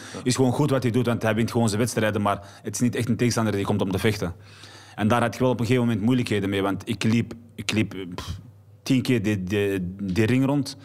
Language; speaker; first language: Dutch; early bilingual, other home language; Arabic